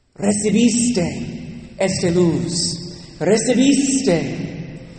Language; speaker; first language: Spanish; non-native, learner; English